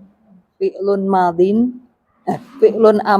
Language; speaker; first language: Arabic; non-native, learner; Indonesian